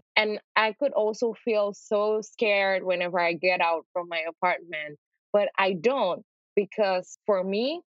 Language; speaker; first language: English; non-native, fluent; Indonesian